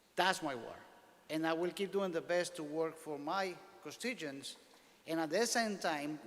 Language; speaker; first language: English; non-native, fluent; Spanish